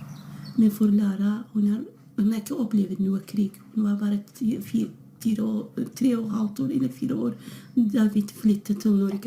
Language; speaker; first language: Norwegian; non-native, learner; Kurdish